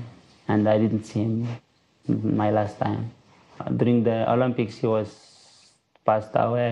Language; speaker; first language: English; non-native, learner; Tigrinya